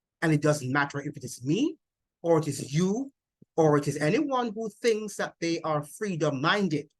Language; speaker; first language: English; native; English